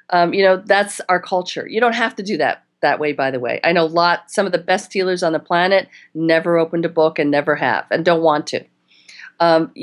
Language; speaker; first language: English; native; English